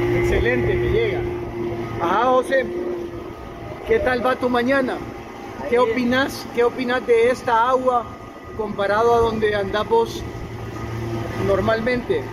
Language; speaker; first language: Spanish; native; Spanish